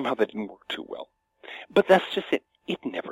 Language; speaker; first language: English; native; English